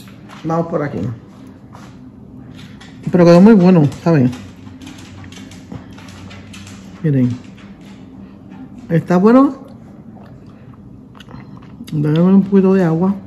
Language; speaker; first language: Spanish; native; Spanish